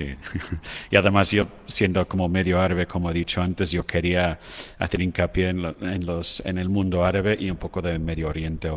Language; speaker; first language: Spanish; non-native, fluent; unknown